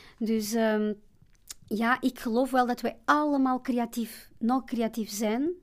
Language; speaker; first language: Dutch; non-native, fluent; Portuguese